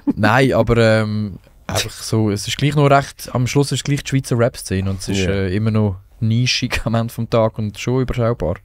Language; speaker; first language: German; native; German